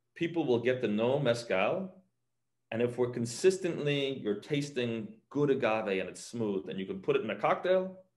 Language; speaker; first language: English; native; English